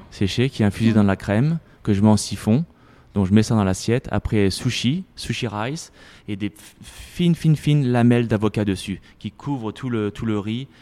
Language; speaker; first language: French; native; French